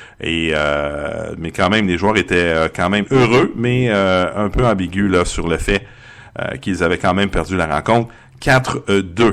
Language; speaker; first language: French; native; French